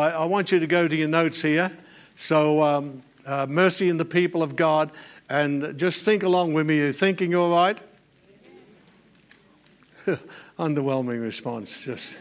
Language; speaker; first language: English; native; English